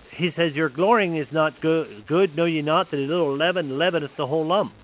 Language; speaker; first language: English; early bilingual, other home language; Pennsylvania German